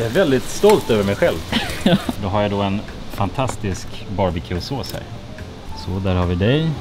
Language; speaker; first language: Swedish; native; Swedish